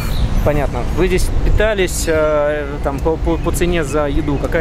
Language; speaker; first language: Russian; native; Russian